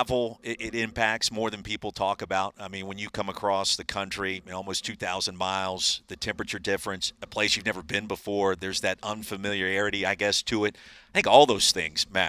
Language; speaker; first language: English; native; English